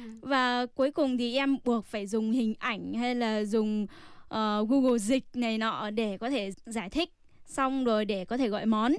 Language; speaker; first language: Vietnamese; native; Vietnamese